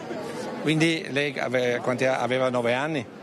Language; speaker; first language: Italian; native; Italian